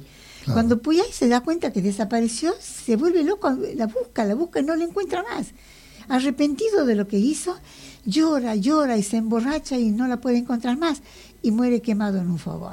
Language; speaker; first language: Spanish; native; Spanish